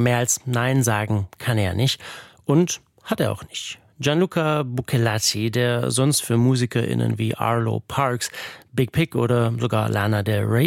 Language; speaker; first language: German; native; German